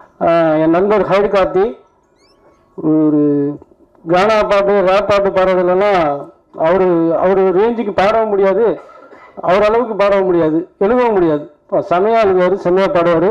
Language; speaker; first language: Tamil; native; Tamil